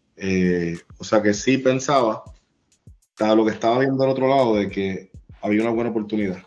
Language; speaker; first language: Spanish; native; Spanish